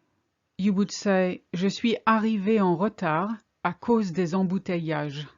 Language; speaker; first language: French; non-native, fluent; English